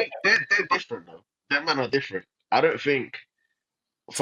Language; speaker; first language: English; native; English